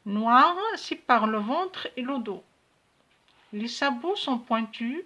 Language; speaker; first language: French; non-native, local second language; Arabic